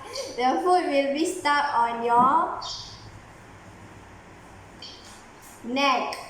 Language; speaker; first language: English; non-native, learner; Malay